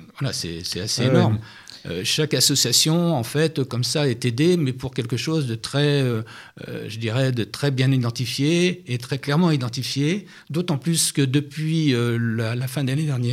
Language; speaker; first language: French; native; French